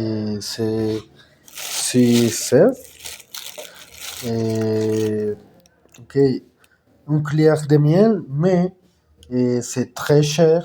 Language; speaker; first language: French; non-native, learner; Spanish